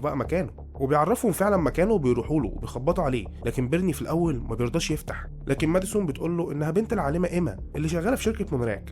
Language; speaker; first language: Arabic; native; Arabic